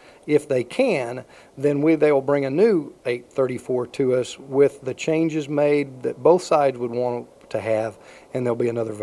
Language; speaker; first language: English; native; English